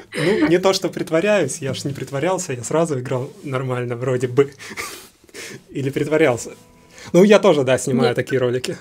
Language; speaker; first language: Russian; native; Russian